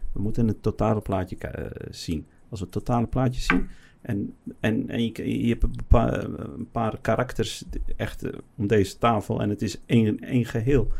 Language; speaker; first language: Dutch; early bilingual, other home language; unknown